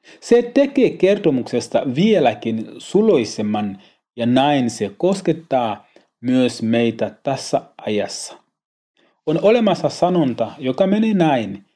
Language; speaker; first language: Finnish; non-native, learner; Swahili